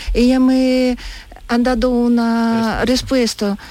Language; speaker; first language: Spanish; non-native, learner; Ukrainian